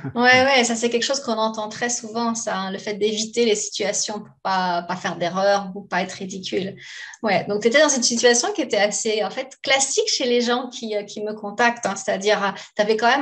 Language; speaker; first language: French; native; French